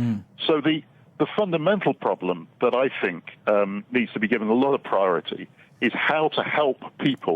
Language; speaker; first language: English; native; English